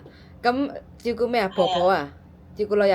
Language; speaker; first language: Cantonese; non-native, fluent; Javanese